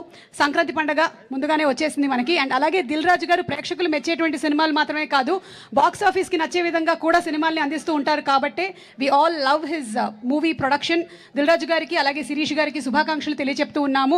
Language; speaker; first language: Telugu; native; Telugu